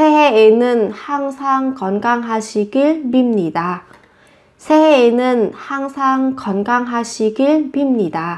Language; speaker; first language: Korean; non-native, fluent; Vietnamese